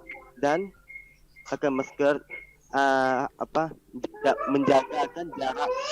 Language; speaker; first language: Indonesian; non-native, learner; Malay